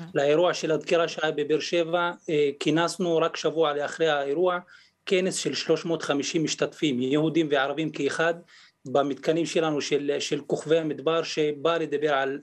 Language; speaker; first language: Hebrew; non-native, local second language; Arabic